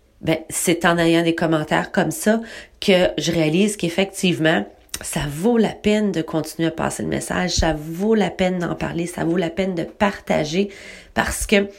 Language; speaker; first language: French; native; French